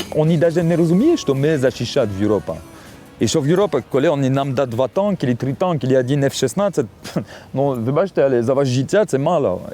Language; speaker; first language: Ukrainian; non-native, fluent; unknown